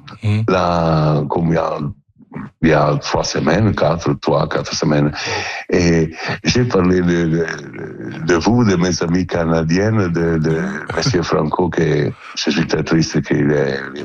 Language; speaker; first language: French; non-native, learner; Italian